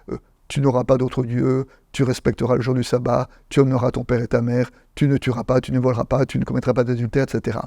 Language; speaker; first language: French; native; French